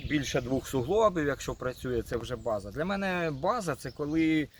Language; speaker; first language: Ukrainian; non-native, local second language; Russian